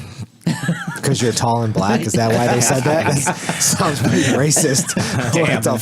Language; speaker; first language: English; native; English